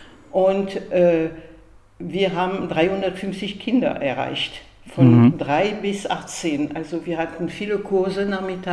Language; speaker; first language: German; non-native, fluent; French